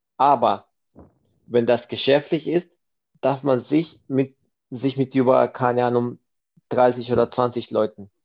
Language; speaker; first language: German; non-native, fluent; Spanish